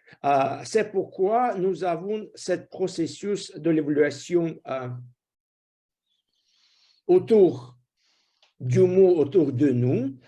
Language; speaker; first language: French; non-native, fluent; Russian